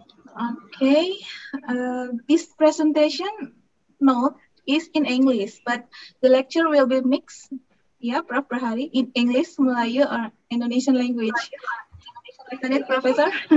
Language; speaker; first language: English; non-native, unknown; Sundanese